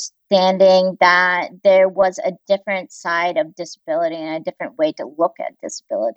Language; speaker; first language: English; native; English